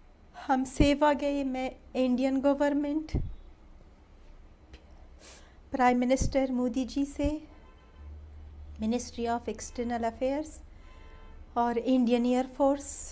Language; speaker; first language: Hindi; non-native, fluent; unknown